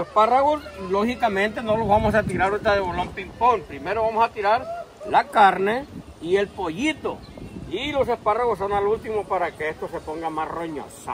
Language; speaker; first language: Spanish; native; Spanish